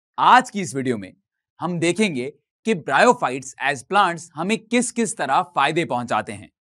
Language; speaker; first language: Urdu; native; Urdu